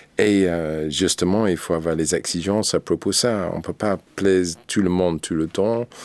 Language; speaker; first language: French; non-native, fluent; English